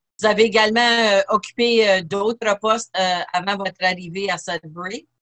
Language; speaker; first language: French; native; French